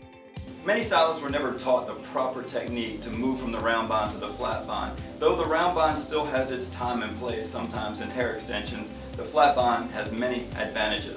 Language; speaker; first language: English; native; English